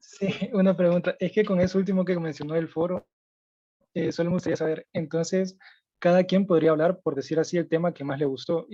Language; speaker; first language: Spanish; native; Spanish